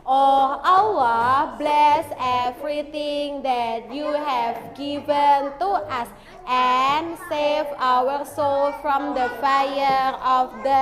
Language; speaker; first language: English; non-native, learner; Indonesian